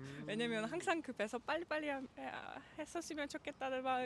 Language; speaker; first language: Korean; non-native, fluent; Georgian